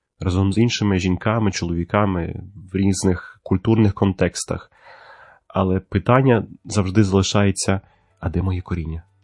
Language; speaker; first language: Ukrainian; early bilingual, heritage; Ukrainian